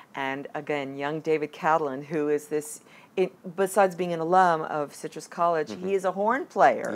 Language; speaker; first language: English; native; English